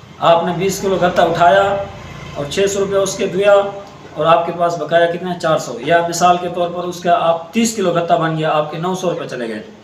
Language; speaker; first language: Urdu; non-native, local second language; Saraiki